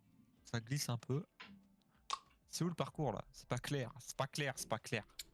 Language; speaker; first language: French; native; French